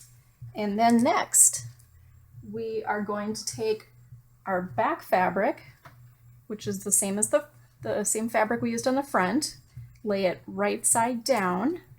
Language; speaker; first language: English; native; English